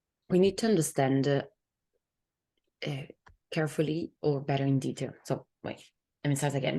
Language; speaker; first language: English; non-native, fluent; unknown